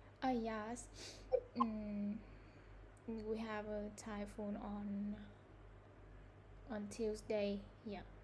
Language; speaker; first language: English; non-native, learner; Vietnamese